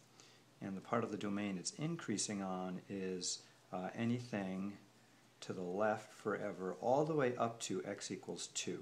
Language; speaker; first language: English; native; English